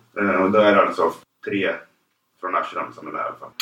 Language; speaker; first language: Swedish; native; Swedish